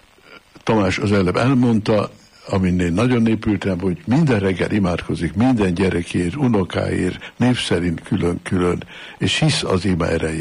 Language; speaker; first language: Hungarian; native; Hungarian